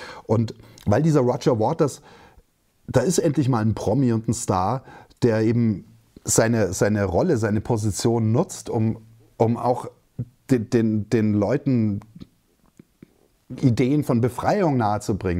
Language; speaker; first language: German; native; German